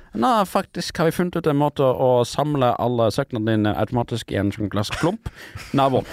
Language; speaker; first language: Norwegian; native; Norwegian